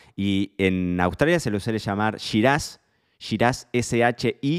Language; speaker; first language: Spanish; native; Spanish